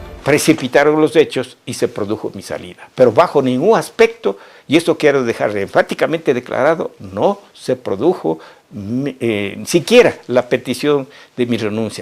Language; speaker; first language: Spanish; native; Spanish